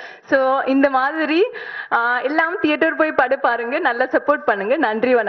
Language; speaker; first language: Tamil; non-native, learner; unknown